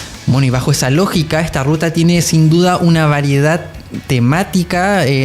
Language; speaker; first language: Spanish; native; Spanish